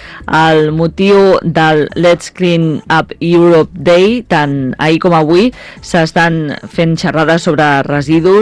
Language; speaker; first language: Catalan; native; Catalan